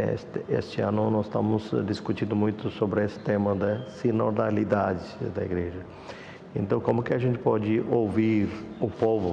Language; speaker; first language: Portuguese; non-native, fluent; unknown